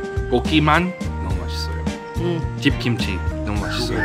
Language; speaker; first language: Korean; non-native, learner; English